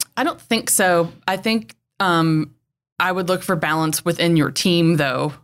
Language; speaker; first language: English; native; English